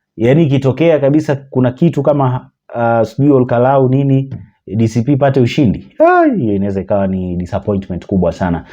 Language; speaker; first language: Swahili; native; Swahili